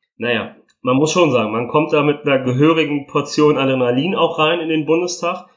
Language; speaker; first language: German; early bilingual, other home language; Italian